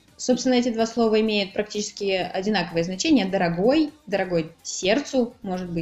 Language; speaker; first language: Russian; native; Russian